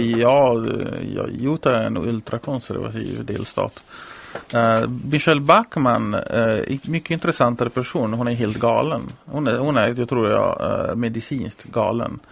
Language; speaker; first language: Swedish; non-native, fluent; Italian